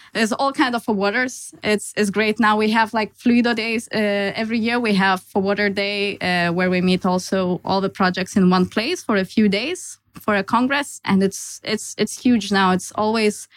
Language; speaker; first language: English; non-native, fluent; Lithuanian